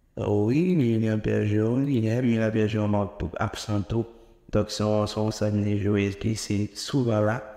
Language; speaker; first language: French; non-native, local second language; Haitian Creole